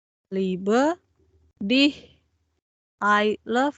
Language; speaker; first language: German; non-native, fluent; Indonesian